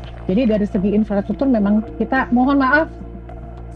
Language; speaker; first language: Indonesian; native; Indonesian